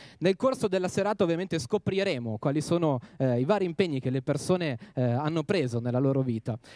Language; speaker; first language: Italian; native; Italian